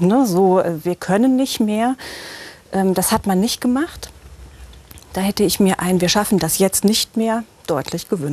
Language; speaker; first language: German; native; German